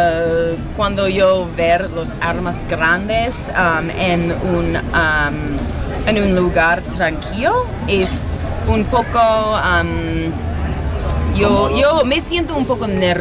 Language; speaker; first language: Spanish; non-native, learner; English